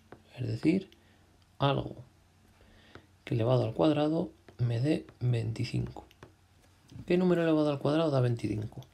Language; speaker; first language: Spanish; native; Spanish